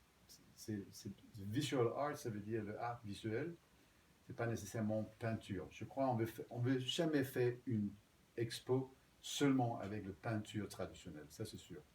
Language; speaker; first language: French; non-native, fluent; Danish